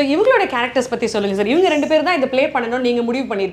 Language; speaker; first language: Tamil; native; Tamil